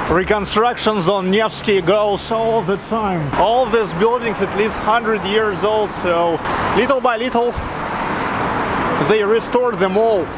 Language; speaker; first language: English; non-native, learner; Russian